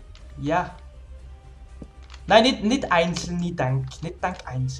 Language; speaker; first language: German; native; German